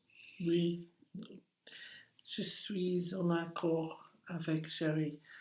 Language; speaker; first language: French; non-native, learner; English